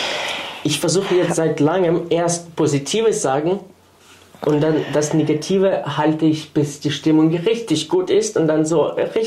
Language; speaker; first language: German; non-native, fluent; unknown